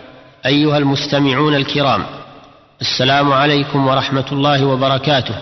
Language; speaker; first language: Arabic; native; Arabic